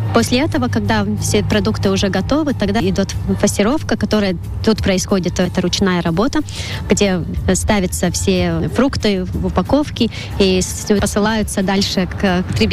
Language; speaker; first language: Russian; non-native, local second language; Latvian